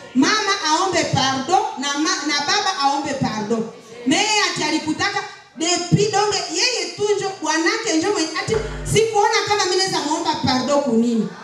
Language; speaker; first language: Swahili; native; Swahili